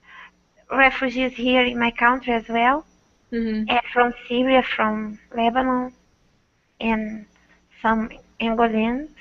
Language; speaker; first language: English; non-native, learner; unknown